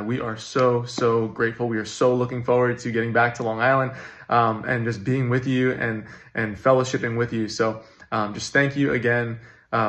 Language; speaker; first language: English; native; English